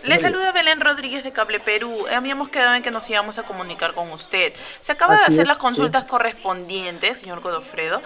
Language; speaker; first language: Spanish; native; Spanish